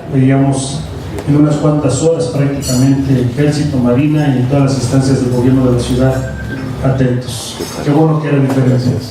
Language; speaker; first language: Spanish; native; Spanish